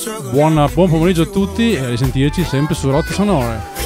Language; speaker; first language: Italian; native; Italian